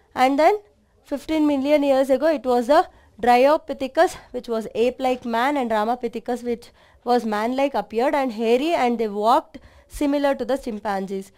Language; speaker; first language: English; non-native, local second language; Kannada